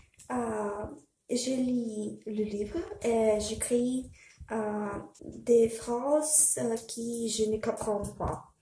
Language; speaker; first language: French; non-native, learner; Russian